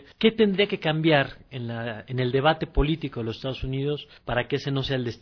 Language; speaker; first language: Spanish; native; Spanish